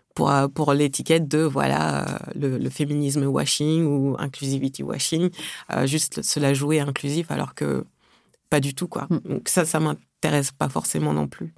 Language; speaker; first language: French; early bilingual, other home language; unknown